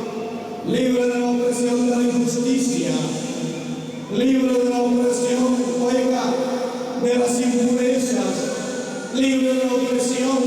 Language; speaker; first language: Spanish; native; Spanish